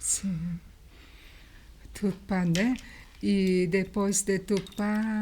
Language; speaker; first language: Portuguese; non-native, learner; Japanese